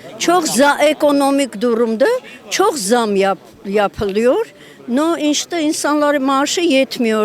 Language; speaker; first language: Turkish; non-native, learner; Armenian